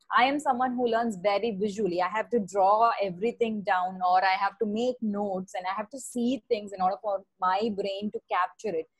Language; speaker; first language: English; non-native, local second language; Tamil